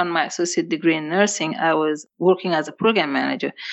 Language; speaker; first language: English; non-native, fluent; Wolof